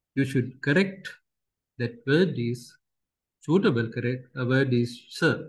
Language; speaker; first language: English; non-native, local second language; Sinhala